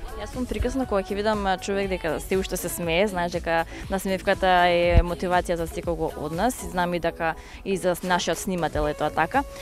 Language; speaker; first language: Macedonian; native; Macedonian